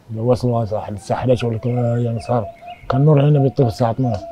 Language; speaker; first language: Egyptian Arabic; non-native, local second language; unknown